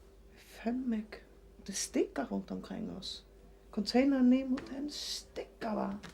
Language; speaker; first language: Danish; native; Danish